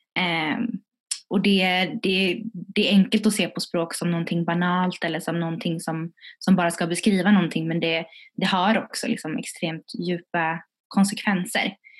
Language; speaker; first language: Swedish; early bilingual, other home language; Tigrinya